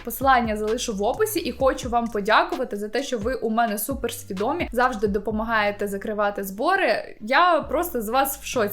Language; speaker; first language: Ukrainian; native; Ukrainian